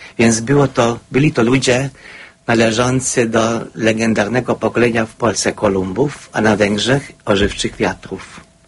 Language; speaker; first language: Polish; non-native, fluent; Hungarian